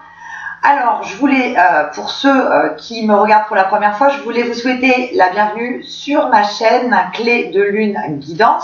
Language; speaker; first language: French; native; French